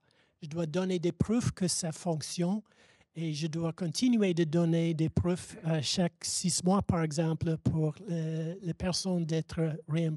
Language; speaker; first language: French; non-native, fluent; English